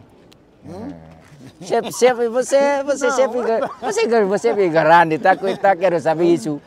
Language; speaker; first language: Portuguese; non-native, learner; Vietnamese